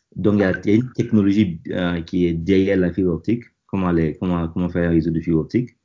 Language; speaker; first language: French; non-native, local second language; Mossi